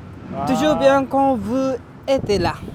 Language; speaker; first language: French; non-native, learner; Japanese